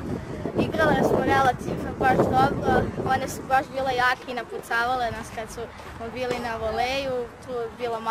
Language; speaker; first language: Croatian; native; Croatian